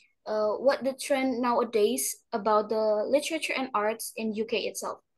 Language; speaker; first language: English; non-native, learner; Indonesian